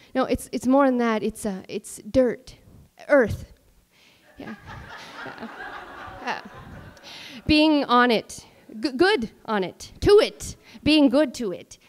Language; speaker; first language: English; native; English